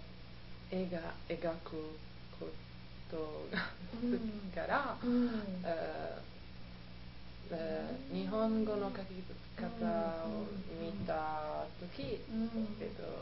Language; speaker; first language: Japanese; non-native, learner; Italian